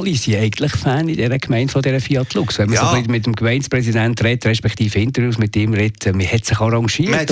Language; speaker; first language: German; native; German